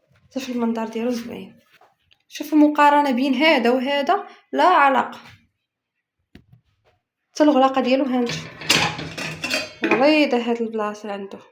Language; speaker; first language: Arabic; native; Arabic